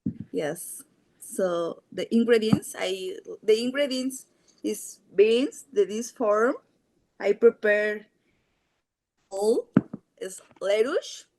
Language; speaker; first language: English; non-native, learner; Spanish